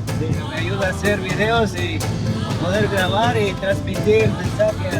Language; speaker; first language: Spanish; non-native, local second language; Quechua